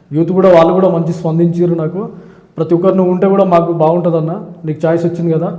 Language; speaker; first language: Telugu; native; Telugu